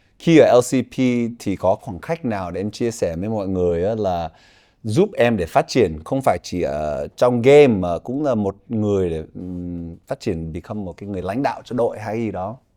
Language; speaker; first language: Vietnamese; early bilingual, heritage; Vietnamese